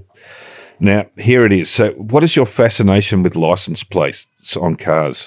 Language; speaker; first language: English; native; English